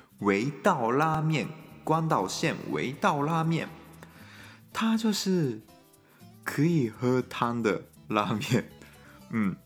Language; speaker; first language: Chinese; non-native, fluent; Japanese